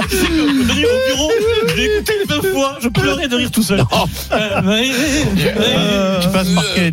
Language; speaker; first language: French; native; French